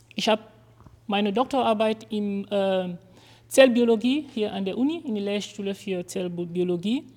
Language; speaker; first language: German; non-native, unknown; French